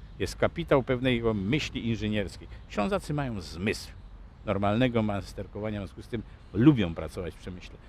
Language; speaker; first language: Polish; native; Polish